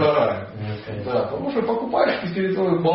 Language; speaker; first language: Russian; native; Russian